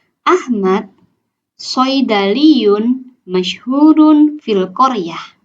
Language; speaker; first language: Arabic; non-native, learner; Indonesian